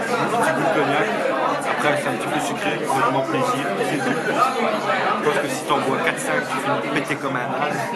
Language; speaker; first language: French; native; French